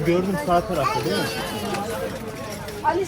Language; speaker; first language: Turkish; non-native, learner; Polish